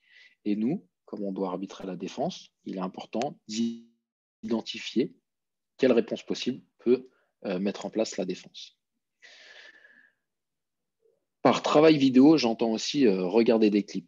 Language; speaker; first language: French; native; French